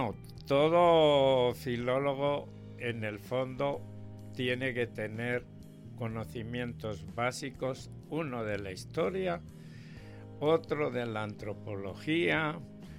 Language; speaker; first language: Spanish; native; Spanish